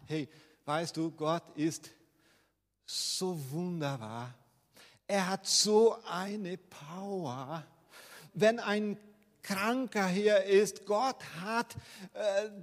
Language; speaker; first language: German; non-native, fluent; Portuguese